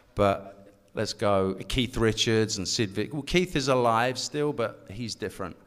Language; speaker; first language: English; native; English